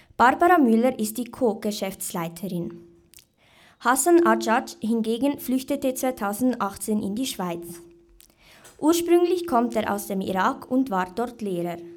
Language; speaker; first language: German; native; German